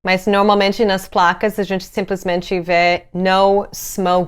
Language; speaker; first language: Portuguese; non-native, fluent; English